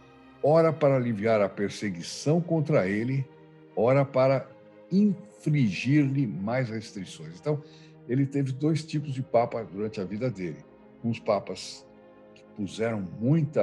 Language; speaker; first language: Portuguese; native; Portuguese